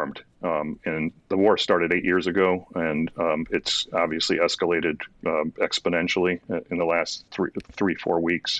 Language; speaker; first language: English; early bilingual, other home language; Ukrainian